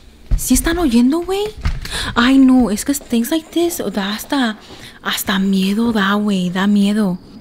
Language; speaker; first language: Spanish; early bilingual, heritage; Spanish